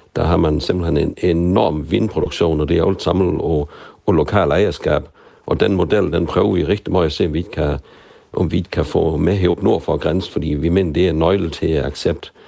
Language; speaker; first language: Danish; non-native, local second language; German